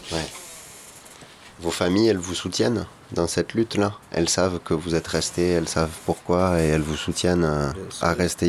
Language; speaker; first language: French; native; French